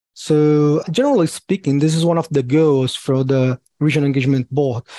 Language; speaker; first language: English; non-native, fluent; Portuguese